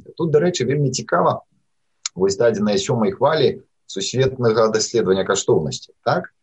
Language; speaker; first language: Russian; non-native, local second language; Belarusian